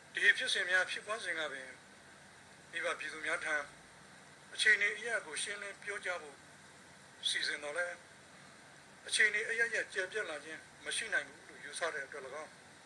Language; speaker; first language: Burmese; native; Burmese